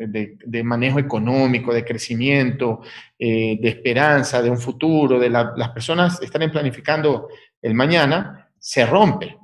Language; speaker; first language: Spanish; native; Spanish